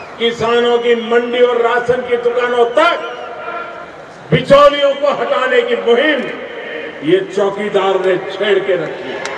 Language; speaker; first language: Hindi; non-native, local second language; Gujarati